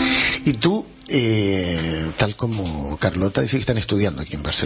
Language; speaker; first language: Spanish; native; Spanish